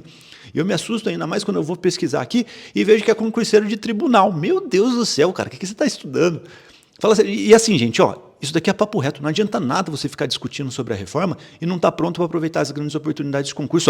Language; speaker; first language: Portuguese; native; Portuguese